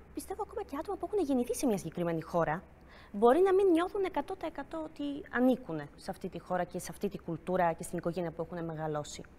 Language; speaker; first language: Greek; early bilingual, other home language; Polish